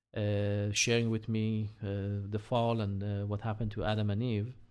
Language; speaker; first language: English; non-native, fluent; Hebrew